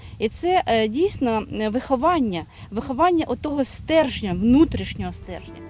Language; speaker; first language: Ukrainian; native; Ukrainian